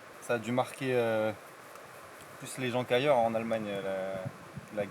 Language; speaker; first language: French; native; French